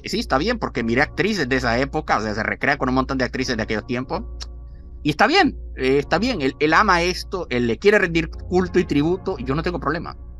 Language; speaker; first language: Spanish; native; Spanish